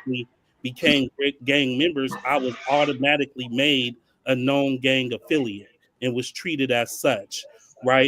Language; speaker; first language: English; native; English